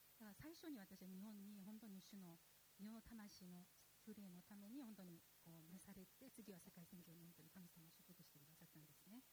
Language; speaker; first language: Japanese; non-native, fluent; Korean